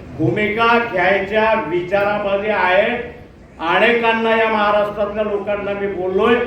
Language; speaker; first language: Marathi; native; Marathi